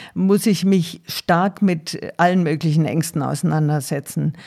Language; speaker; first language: German; native; German